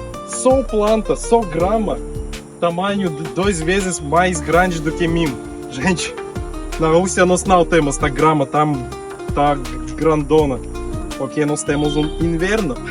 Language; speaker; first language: Portuguese; non-native, learner; Russian